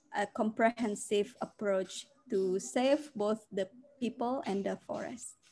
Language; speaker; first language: English; non-native, fluent; Indonesian